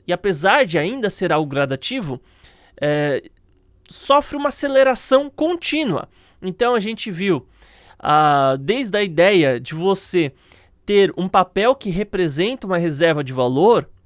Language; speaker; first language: Portuguese; native; Portuguese